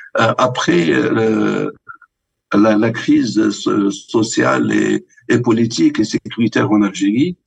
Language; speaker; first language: French; non-native, local second language; Arabic